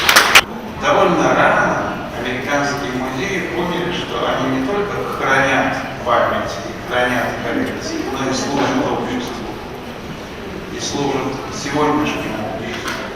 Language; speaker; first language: Russian; native; Russian